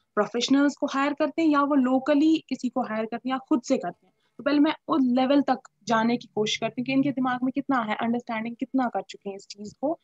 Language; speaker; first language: Hindi; native; Hindi